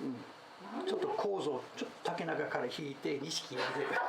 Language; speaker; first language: Japanese; non-native, fluent; English